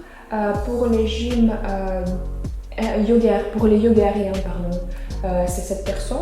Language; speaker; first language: French; non-native, fluent; Russian